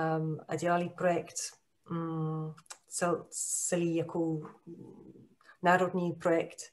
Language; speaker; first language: Czech; non-native, fluent; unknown